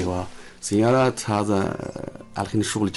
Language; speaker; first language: Arabic; non-native, learner; Chinese